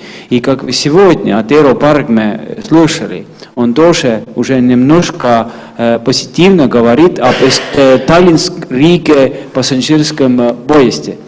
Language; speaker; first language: Russian; non-native, fluent; Estonian